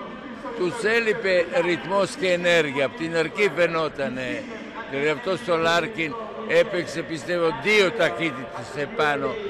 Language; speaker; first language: Greek; non-native, fluent; Serbian